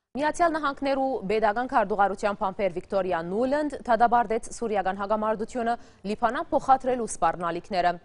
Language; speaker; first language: Armenian; early bilingual, heritage; Armenian